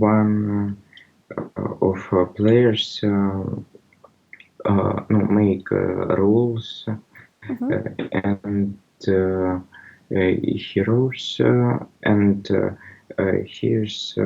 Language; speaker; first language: English; non-native, learner; Russian